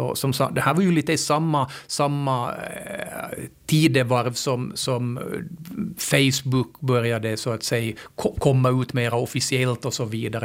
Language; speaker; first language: Swedish; native; Swedish